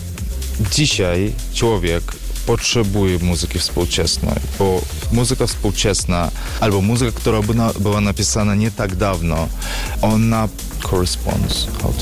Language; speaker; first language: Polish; non-native, learner; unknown